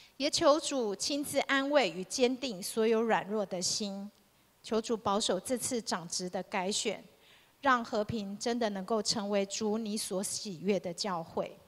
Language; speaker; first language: Chinese; native; Chinese